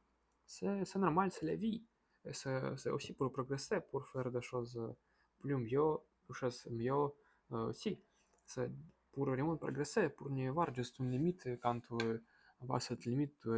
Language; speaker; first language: French; non-native, learner; Russian